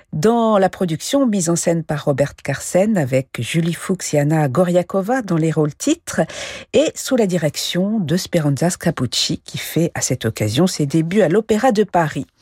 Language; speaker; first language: French; native; French